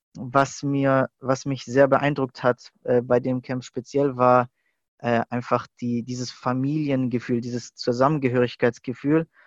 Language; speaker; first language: German; native; German